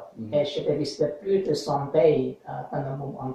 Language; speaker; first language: French; non-native, learner; English